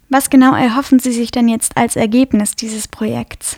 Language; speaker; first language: German; native; German